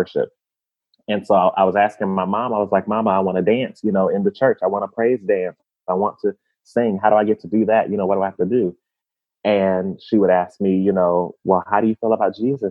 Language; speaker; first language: English; native; English